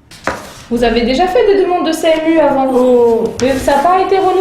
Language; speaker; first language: French; native; French